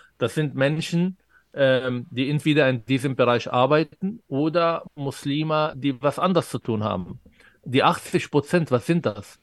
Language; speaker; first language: German; non-native, fluent; Arabic